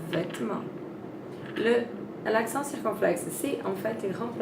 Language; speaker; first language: French; non-native, fluent; Portuguese